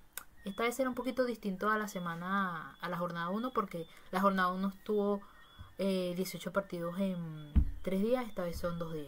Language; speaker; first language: Spanish; native; Spanish